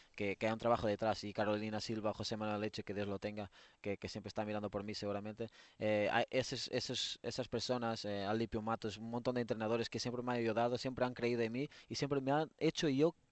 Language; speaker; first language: Spanish; non-native, fluent; Portuguese